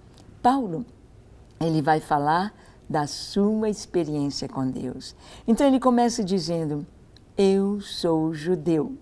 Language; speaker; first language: Portuguese; native; Portuguese